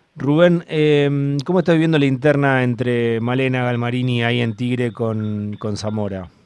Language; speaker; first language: Spanish; native; Spanish